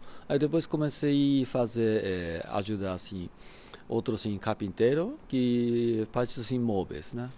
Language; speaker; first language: Portuguese; non-native, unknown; Japanese